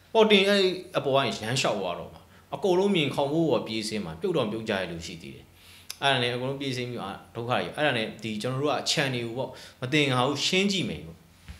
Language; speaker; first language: Burmese; native; Burmese